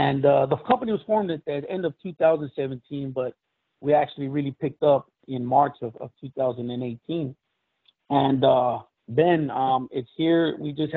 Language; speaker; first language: English; native; English